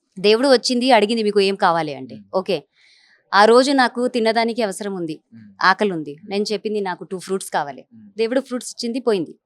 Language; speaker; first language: Telugu; non-native, learner; Hindi